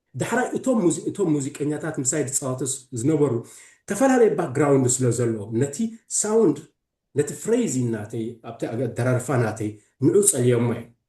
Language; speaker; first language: Tigrinya; early bilingual, heritage; Tigrinya